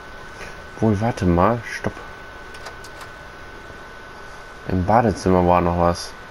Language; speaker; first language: German; native; German